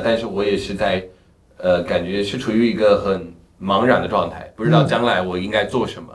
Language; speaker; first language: Chinese; non-native, fluent; English